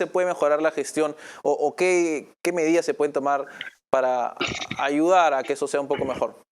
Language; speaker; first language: Spanish; native; Spanish